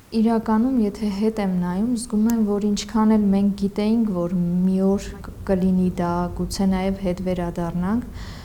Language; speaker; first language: Armenian; native; Armenian